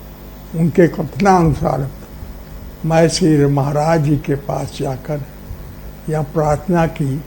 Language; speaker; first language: Hindi; native; Hindi